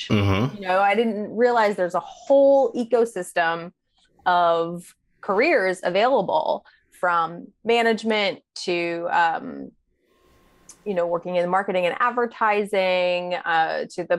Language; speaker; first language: English; native; English